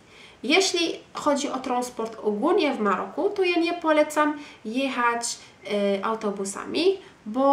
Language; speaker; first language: Polish; non-native, fluent; Arabic